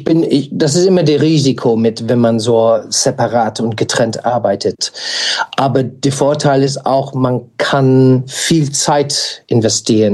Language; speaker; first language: German; non-native, fluent; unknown